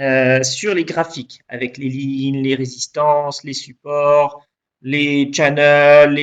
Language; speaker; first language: French; native; French